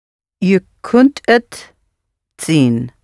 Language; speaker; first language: Dutch; non-native, learner; English